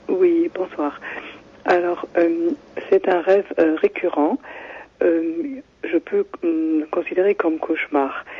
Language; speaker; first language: French; non-native, fluent; German